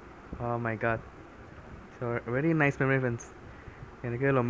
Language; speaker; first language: Tamil; non-native, learner; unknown